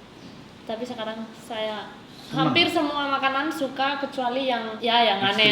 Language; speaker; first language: Indonesian; non-native, fluent; Spanish